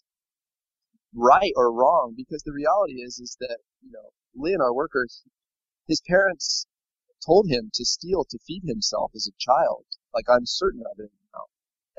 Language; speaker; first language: English; native; English